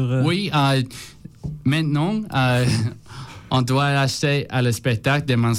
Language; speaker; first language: French; non-native, learner; English